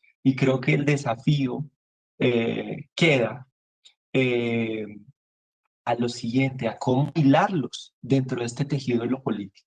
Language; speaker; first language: Spanish; native; Spanish